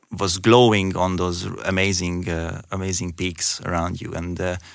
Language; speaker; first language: English; non-native, fluent; Hungarian